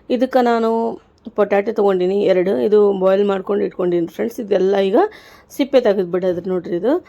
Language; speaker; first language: Kannada; native; Kannada